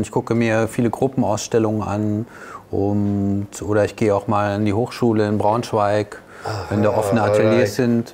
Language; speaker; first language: German; native; German